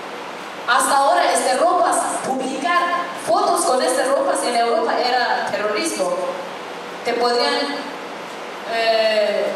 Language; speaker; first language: Spanish; non-native, fluent; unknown